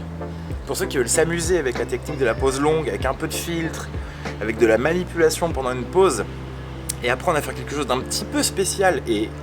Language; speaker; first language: French; native; French